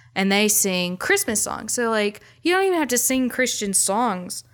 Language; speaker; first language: English; native; English